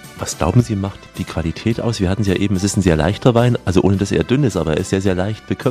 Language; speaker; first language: German; native; German